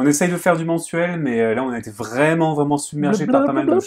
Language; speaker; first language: French; native; French